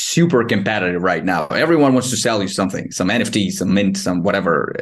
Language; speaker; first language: English; non-native, fluent; Ukrainian